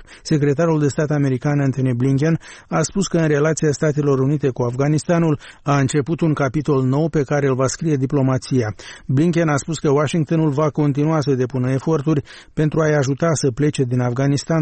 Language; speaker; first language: Romanian; native; Romanian